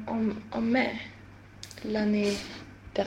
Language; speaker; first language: French; non-native, learner; Swedish